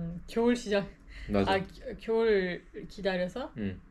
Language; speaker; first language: Korean; non-native, learner; Turkish